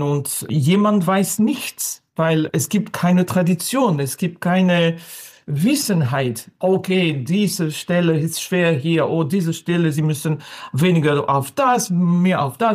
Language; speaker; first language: German; non-native, learner; French